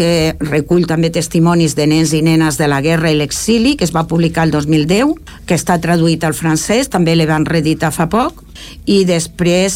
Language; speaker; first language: Catalan; native; Catalan